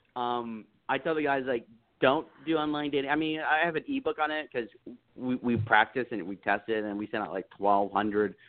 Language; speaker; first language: English; native; English